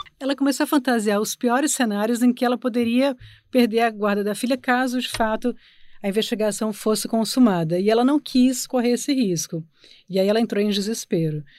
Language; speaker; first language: Portuguese; native; Portuguese